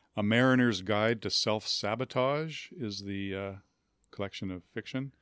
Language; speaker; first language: English; native; English